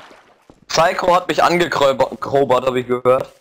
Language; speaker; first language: German; native; German